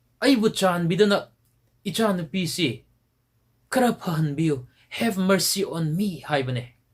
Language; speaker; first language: Manipuri; non-native, local second language; Tangkhul Naga (India)